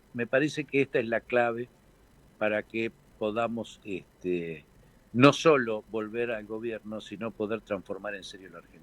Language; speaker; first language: Spanish; native; Spanish